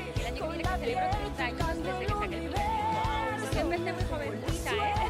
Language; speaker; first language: Spanish; native; Spanish